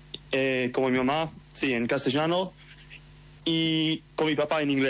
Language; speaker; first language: Spanish; early bilingual, heritage; English